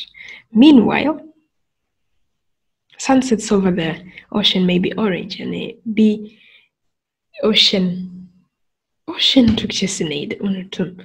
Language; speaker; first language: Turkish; non-native, learner; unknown